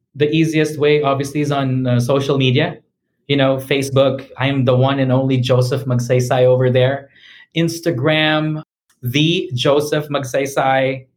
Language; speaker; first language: English; native; English